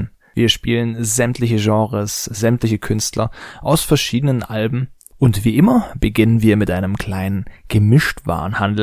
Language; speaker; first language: German; native; German